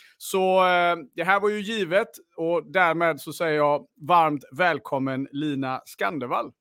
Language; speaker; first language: Swedish; native; Swedish